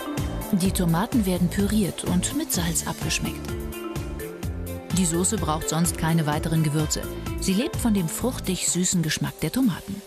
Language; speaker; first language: German; native; German